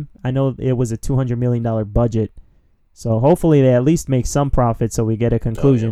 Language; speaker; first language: English; native; English